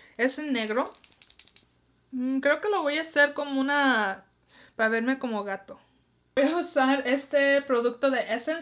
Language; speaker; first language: Spanish; early bilingual, heritage; Spanish